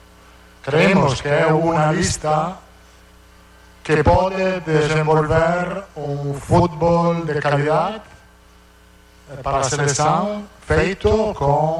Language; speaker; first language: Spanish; non-native, fluent; Italian